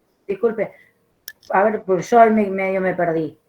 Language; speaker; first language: Spanish; native; Spanish